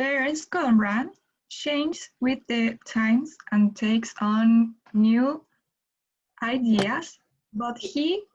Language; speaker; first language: English; non-native, learner; Spanish